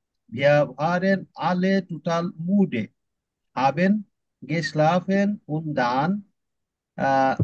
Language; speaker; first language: German; non-native, learner; Bangla